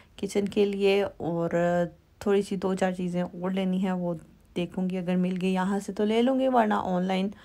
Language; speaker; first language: Urdu; native; Urdu